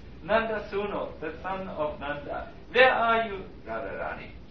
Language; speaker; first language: English; non-native, fluent; German